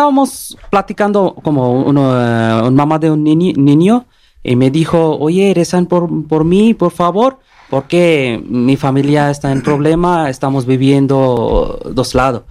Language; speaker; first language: Spanish; non-native, learner; Bangla